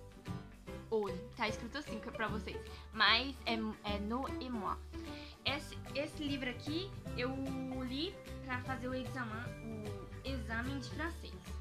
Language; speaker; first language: Portuguese; early bilingual, heritage; Portuguese